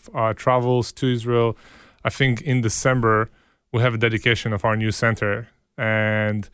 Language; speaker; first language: English; early bilingual, other home language; Hebrew